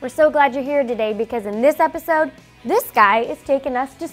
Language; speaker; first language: English; native; English